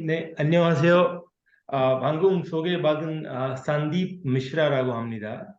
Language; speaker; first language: Korean; non-native, fluent; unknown